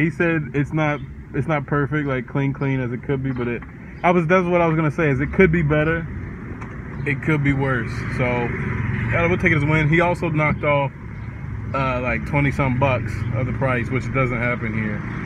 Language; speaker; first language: English; native; English